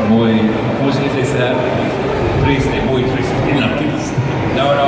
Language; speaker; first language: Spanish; non-native, learner; English